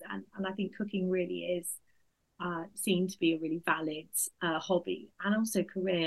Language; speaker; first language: English; native; English